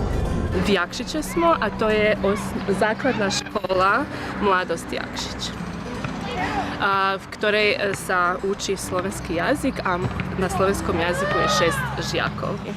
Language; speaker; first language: Slovak; non-native, fluent; Croatian